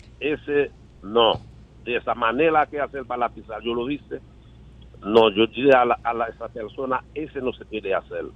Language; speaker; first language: Spanish; non-native, learner; Haitian Creole